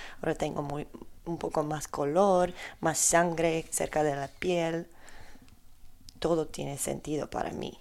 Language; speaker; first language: Spanish; non-native, learner; Polish